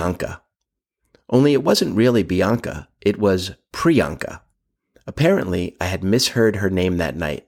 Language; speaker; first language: English; native; English